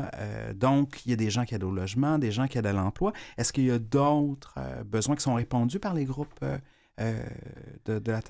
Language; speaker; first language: French; native; French